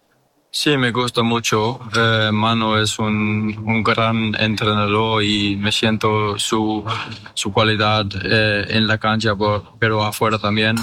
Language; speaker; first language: Spanish; non-native, fluent; English